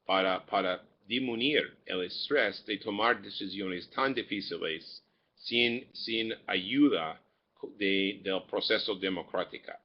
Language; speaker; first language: Spanish; non-native, fluent; English